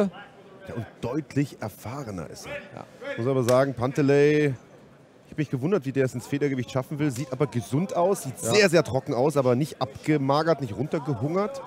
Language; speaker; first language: German; native; German